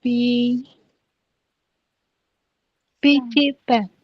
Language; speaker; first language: Chinese; non-native, learner; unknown